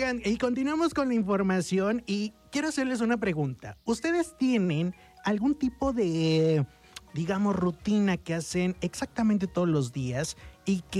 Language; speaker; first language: Spanish; native; Spanish